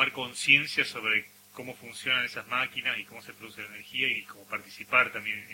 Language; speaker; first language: Portuguese; non-native, learner; Spanish